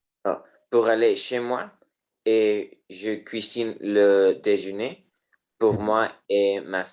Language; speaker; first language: French; non-native, learner; Spanish